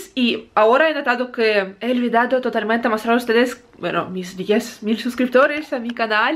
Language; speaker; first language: Spanish; non-native, learner; Russian